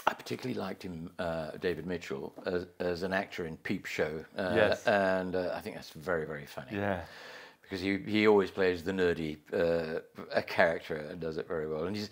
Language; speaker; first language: English; native; English